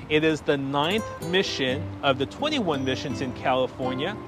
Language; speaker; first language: English; native; English